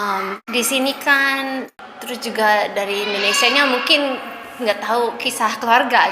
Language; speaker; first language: Indonesian; early bilingual, heritage; Indonesian